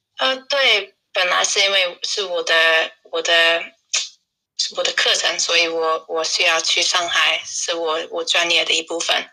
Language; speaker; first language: Chinese; non-native, fluent; English